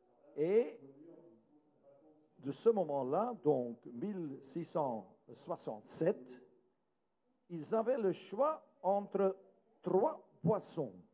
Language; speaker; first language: French; non-native, local second language; Dutch